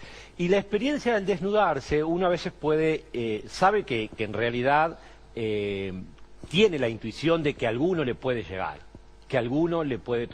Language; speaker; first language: Spanish; native; Spanish